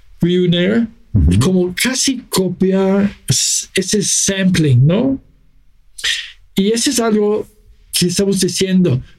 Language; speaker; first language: Spanish; non-native, fluent; English